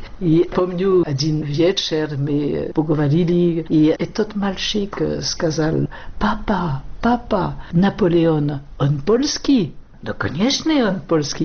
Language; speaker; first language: Russian; non-native, fluent; French